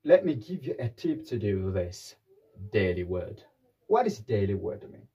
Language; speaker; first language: English; non-native, local second language; Amharic